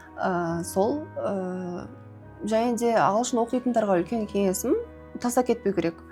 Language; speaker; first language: Kazakh; native; Kazakh